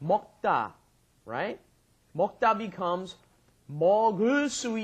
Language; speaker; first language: Korean; non-native, fluent; English